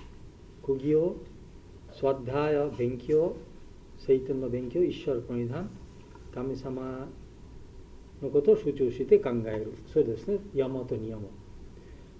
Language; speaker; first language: Japanese; non-native, learner; Bangla